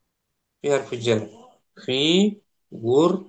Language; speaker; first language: Arabic; non-native, fluent; Indonesian